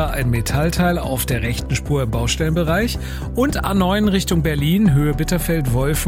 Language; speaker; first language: German; native; German